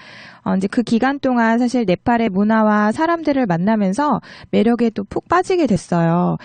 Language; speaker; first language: Korean; native; Korean